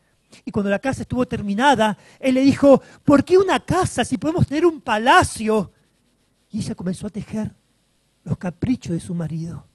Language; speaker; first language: Spanish; native; Spanish